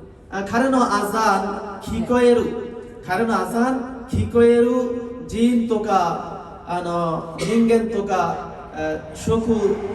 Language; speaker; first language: Japanese; non-native, learner; Bangla